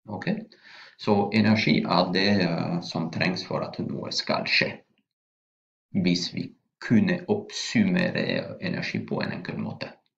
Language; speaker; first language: Norwegian; non-native, fluent; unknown